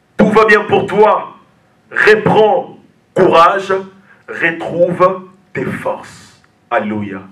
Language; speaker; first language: French; non-native, local second language; Lingala